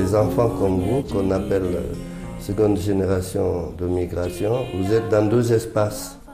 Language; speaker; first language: French; non-native, local second language; Fula